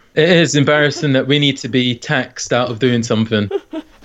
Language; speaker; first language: English; native; English